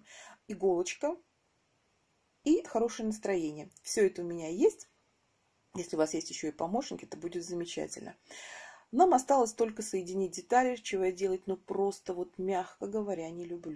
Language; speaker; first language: Russian; native; Russian